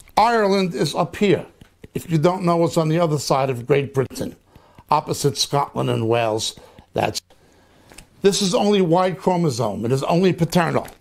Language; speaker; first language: English; native; English